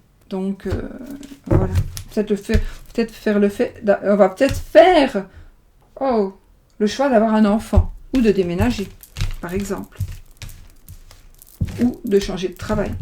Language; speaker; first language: French; native; French